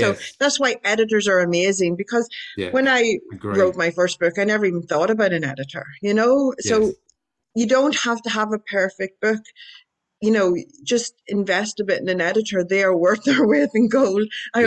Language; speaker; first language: English; native; English